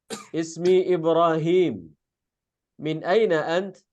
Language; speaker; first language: Arabic; non-native, fluent; Indonesian